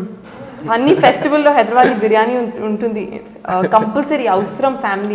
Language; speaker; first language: Telugu; non-native, learner; Hindi